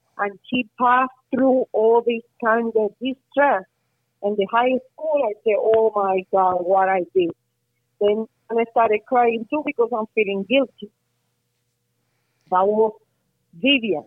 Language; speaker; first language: English; non-native, learner; Spanish